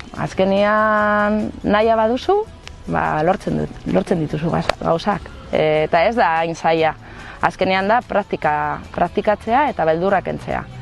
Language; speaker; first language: Basque; non-native, local second language; Spanish